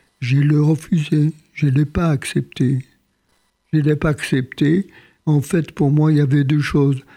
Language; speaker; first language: French; non-native, fluent; Polish